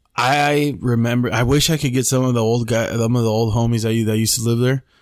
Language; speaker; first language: English; early bilingual, other home language; Spanish